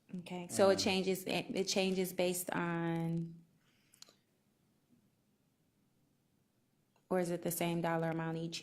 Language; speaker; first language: English; native; English